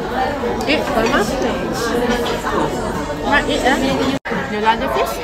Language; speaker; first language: English; non-native, learner; Chinese